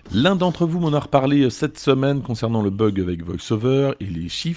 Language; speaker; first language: French; native; French